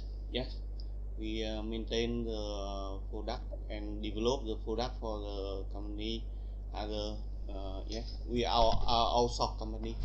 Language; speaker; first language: English; non-native, learner; Vietnamese